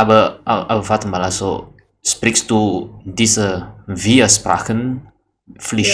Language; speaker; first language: German; non-native, learner; Indonesian